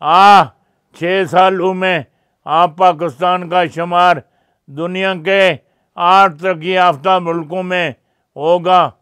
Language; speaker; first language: Urdu; non-native, local second language; Punjabi